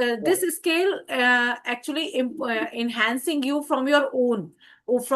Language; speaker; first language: English; non-native, fluent; Hindi